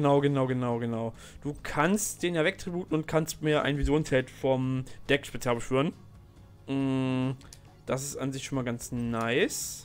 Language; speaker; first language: German; native; German